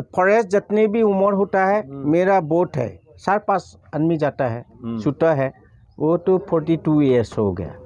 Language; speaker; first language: Hindi; non-native, local second language; Assamese